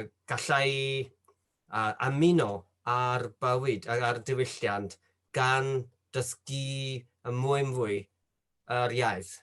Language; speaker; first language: Welsh; non-native, fluent; Japanese